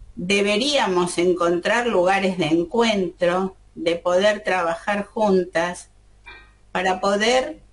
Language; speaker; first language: Spanish; native; Spanish